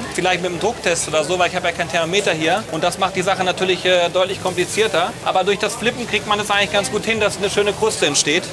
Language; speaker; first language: German; native; German